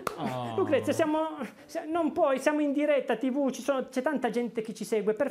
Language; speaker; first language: Italian; native; Italian